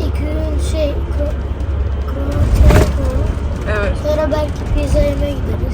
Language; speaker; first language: Turkish; early bilingual, heritage; Turkish